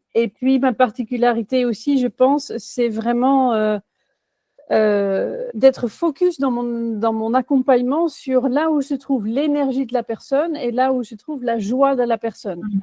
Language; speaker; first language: French; non-native, fluent; Dutch